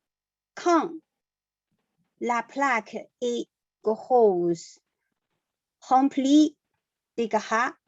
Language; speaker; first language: French; non-native, learner; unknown